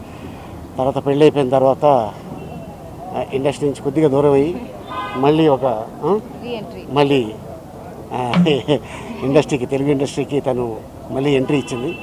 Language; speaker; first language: Telugu; native; Telugu